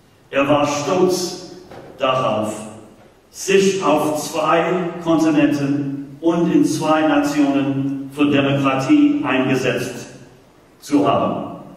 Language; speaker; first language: German; non-native, fluent; English